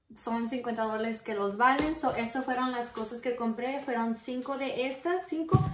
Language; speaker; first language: Spanish; early bilingual, heritage; Spanish